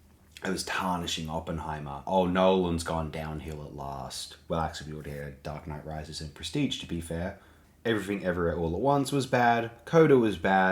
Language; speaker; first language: English; native; English